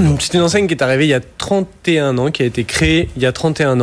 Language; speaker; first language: French; native; French